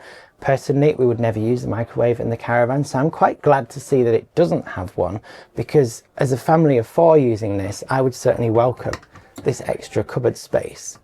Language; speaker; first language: English; native; English